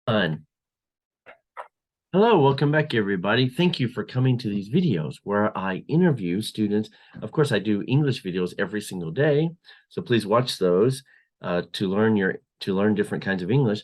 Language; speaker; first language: English; non-native, fluent; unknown